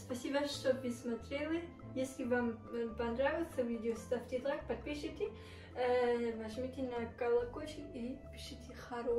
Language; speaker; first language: Russian; early bilingual, heritage; Russian